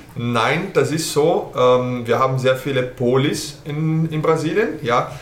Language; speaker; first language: German; early bilingual, heritage; German